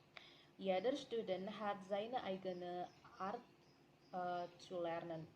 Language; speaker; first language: German; non-native, learner; Indonesian